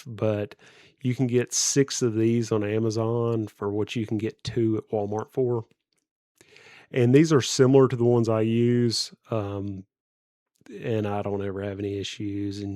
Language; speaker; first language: English; native; English